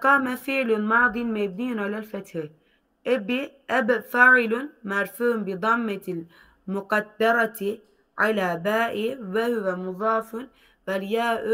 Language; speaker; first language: Arabic; non-native, learner; Turkish